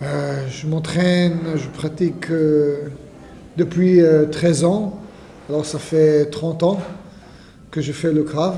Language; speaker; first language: French; non-native, fluent; Hebrew